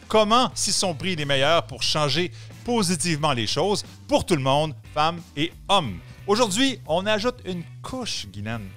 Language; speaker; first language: French; native; French